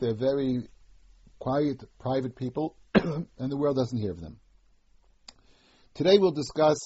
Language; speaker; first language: English; native; English